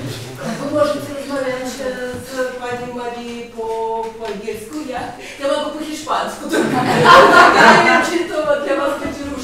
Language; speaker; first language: Polish; non-native, learner; Russian